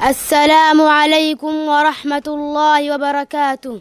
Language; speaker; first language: Arabic; non-native, learner; Somali